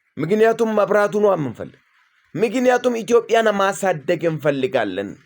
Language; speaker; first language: Amharic; non-native, local second language; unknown